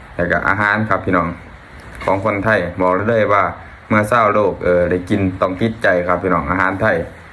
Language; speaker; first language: Thai; native; Thai